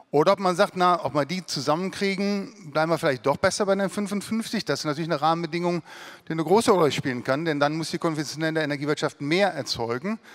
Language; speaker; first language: German; native; German